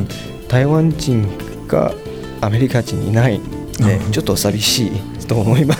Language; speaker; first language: Japanese; non-native, learner; Chinese